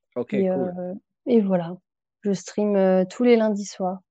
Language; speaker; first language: French; native; French